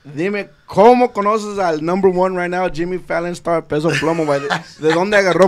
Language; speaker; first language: Spanish; early bilingual, heritage; Spanish